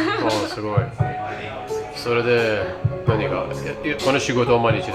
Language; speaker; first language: Japanese; non-native, learner; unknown